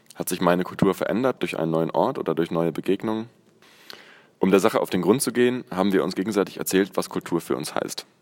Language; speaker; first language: German; native; German